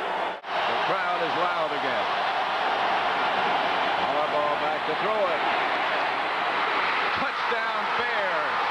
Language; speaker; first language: English; native; English